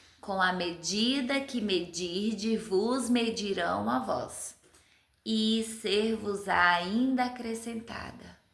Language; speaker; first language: Portuguese; native; Portuguese